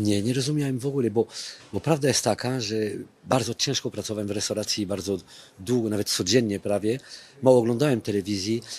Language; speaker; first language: Polish; non-native, fluent; French